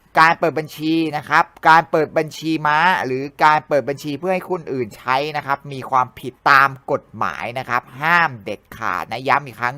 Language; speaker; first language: Thai; native; Thai